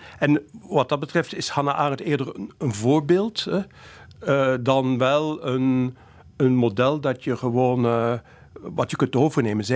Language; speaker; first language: Dutch; native; Dutch